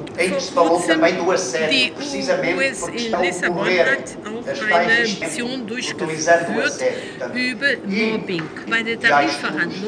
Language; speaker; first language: German; non-native, fluent; Portuguese